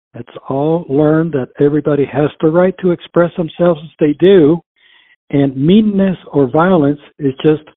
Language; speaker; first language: English; early bilingual, other home language; Spanish